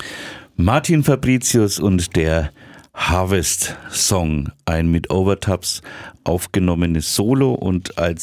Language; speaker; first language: German; native; German